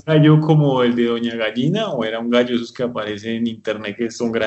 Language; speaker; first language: Spanish; native; Spanish